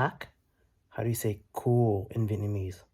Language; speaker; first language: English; early bilingual, other home language; Vietnamese